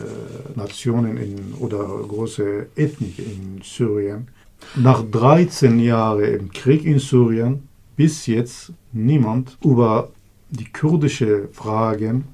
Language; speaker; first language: German; non-native, learner; Kurdish